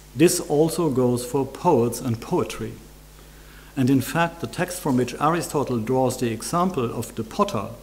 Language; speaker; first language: English; non-native, fluent; German